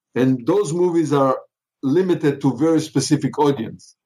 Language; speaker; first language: English; non-native, fluent; Hebrew